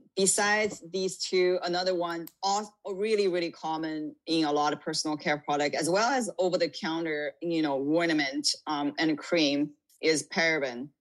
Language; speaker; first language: English; non-native, fluent; Chinese